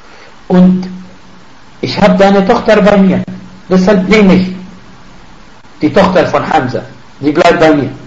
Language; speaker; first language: German; non-native, fluent; Arabic